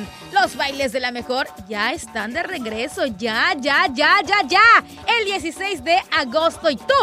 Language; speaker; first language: Spanish; native; Spanish